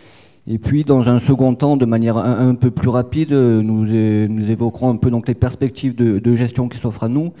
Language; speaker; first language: French; native; French